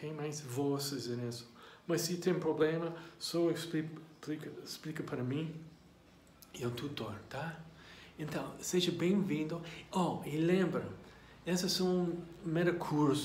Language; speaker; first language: Portuguese; non-native, fluent; English